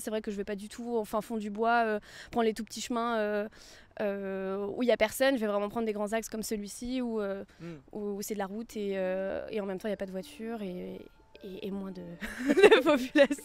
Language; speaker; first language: French; native; French